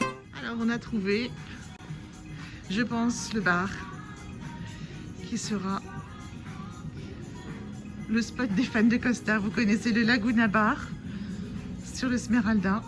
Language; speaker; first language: French; native; French